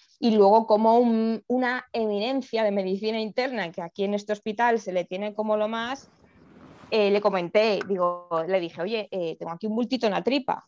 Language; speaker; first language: Spanish; native; Spanish